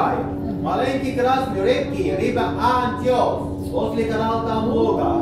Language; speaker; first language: Russian; non-native, learner; Arabic